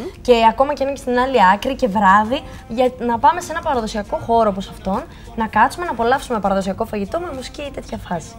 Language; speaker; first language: Greek; native; Greek